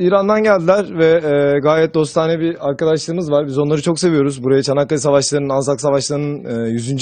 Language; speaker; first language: Turkish; native; Turkish